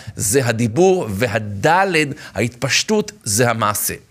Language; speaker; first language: Hebrew; native; Hebrew